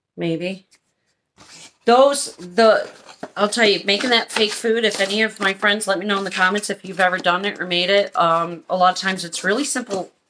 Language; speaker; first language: English; native; English